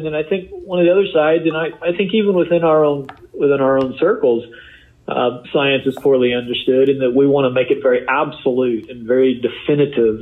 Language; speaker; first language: English; native; English